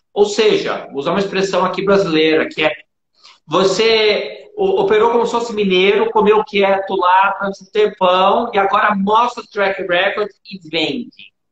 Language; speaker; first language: Portuguese; native; Portuguese